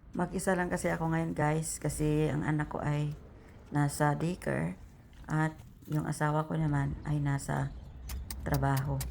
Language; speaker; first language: Filipino; non-native, local second language; Cebuano